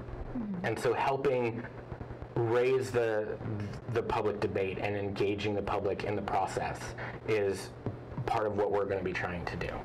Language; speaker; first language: English; native; English